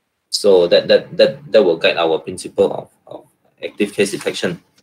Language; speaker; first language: English; non-native, local second language; Malay